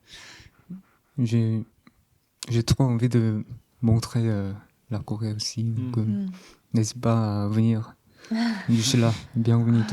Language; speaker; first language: French; non-native, learner; Korean